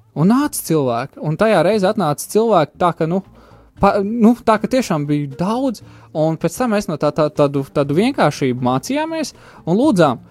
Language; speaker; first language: Latvian; native; Latvian